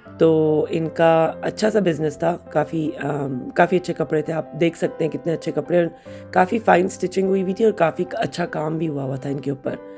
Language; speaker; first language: Urdu; native; Urdu